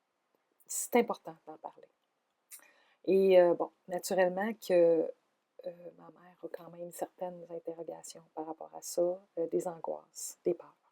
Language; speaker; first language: French; native; French